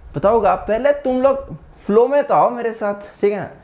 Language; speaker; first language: Hindi; non-native, local second language; Marathi